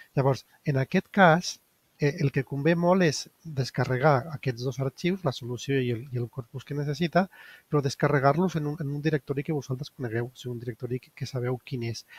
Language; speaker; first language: Catalan; non-native, local second language; Spanish